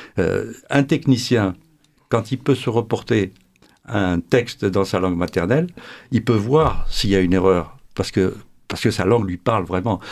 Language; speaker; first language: French; native; French